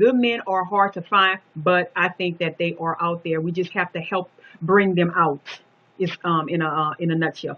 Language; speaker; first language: English; native; English